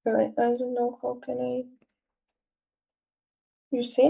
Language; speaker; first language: English; non-native, learner; Russian